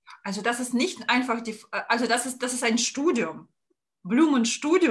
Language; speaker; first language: German; non-native, fluent; Russian